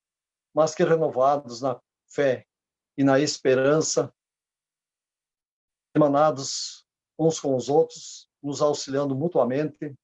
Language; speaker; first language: Portuguese; native; Portuguese